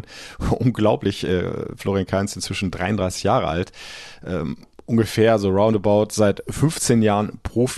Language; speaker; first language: German; native; German